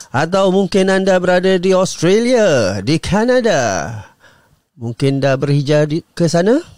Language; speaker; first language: Malay; native; Malay